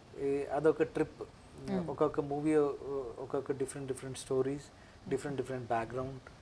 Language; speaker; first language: Telugu; non-native, local second language; Malayalam